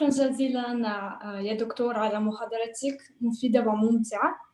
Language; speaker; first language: Arabic; non-native, fluent; Russian